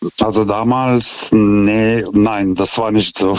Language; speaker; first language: German; non-native, fluent; Lithuanian